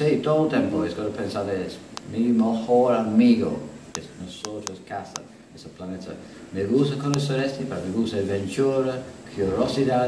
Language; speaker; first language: Spanish; non-native, learner; English